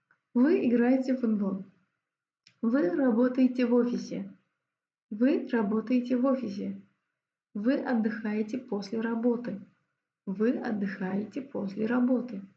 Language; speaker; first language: Russian; non-native, fluent; Azerbaijani